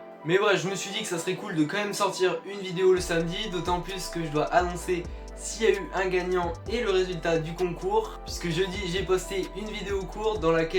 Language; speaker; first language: French; native; French